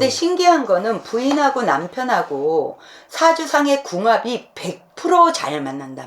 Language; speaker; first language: Korean; native; Korean